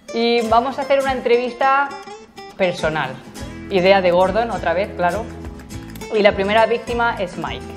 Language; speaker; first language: Spanish; native; Spanish